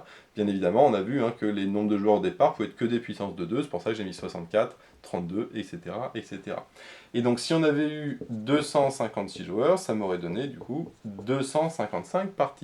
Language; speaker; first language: French; native; French